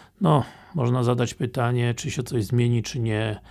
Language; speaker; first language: Polish; native; Polish